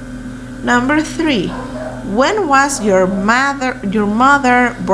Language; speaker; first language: English; non-native, fluent; Spanish